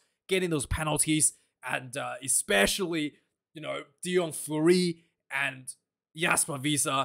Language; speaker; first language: English; non-native, local second language; Afrikaans